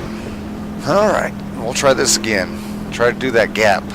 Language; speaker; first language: English; native; English